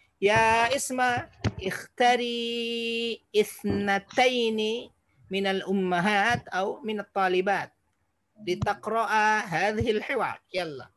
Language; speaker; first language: Arabic; non-native, fluent; Indonesian